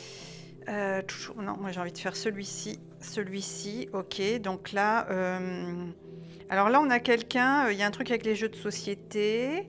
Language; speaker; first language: French; native; French